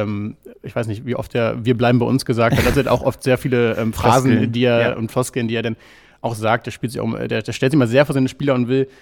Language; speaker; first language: German; native; German